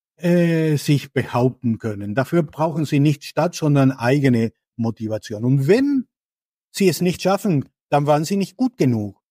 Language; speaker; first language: German; non-native, fluent; Spanish